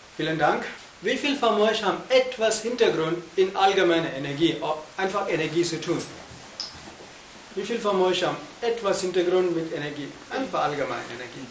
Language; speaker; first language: German; non-native, fluent; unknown